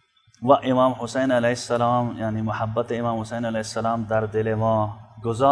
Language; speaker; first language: Persian; non-native, fluent; Urdu